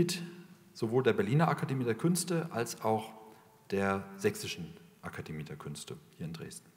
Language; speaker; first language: German; native; German